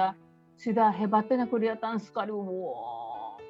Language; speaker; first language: Indonesian; non-native, fluent; Japanese